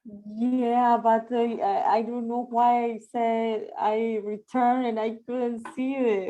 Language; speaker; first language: English; non-native, learner; Spanish